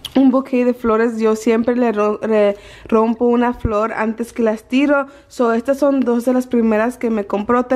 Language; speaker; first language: Spanish; early bilingual, heritage; Spanish